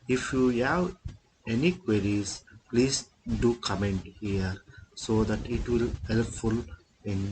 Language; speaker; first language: English; non-native, local second language; Kannada